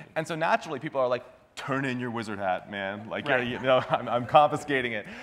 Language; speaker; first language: English; native; English